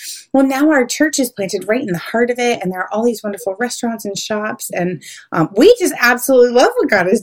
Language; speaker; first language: English; native; English